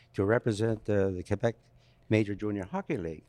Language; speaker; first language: English; native; English